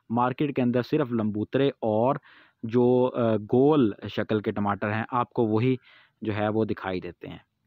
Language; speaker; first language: Urdu; non-native, local second language; Punjabi